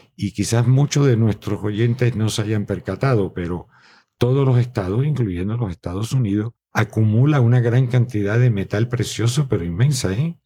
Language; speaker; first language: Spanish; native; Spanish